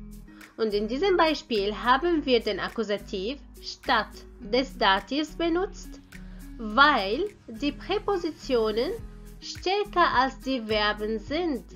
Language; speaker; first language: German; non-native, fluent; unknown